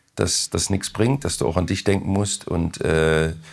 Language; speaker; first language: German; native; German